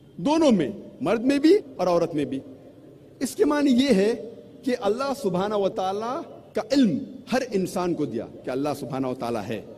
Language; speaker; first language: Urdu; non-native, local second language; Konkani